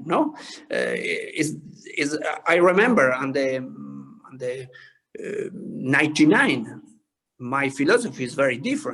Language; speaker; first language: English; non-native, learner; Italian